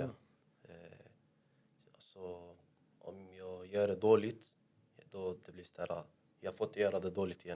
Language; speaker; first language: Swedish; early bilingual, other home language; Arabic